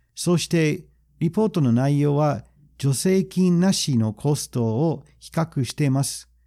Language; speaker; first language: Japanese; non-native, fluent; English